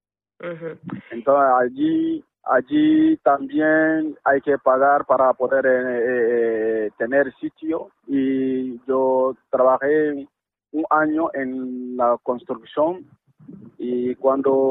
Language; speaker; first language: Spanish; non-native, learner; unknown